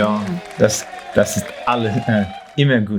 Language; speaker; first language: German; non-native, learner; English